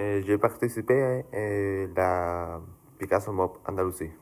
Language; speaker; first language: French; non-native, learner; Spanish